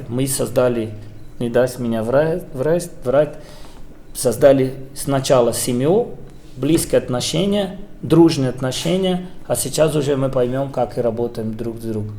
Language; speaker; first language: Russian; non-native, fluent; Portuguese